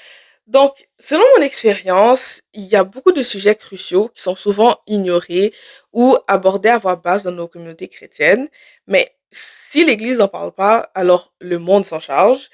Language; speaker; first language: French; native; French